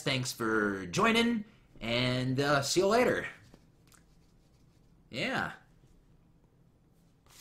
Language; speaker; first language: English; native; English